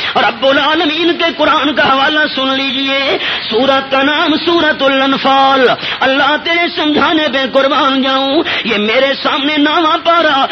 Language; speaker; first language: Urdu; non-native, local second language; Pashto